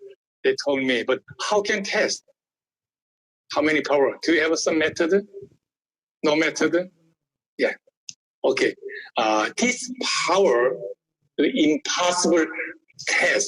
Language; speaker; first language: English; non-native, learner; Korean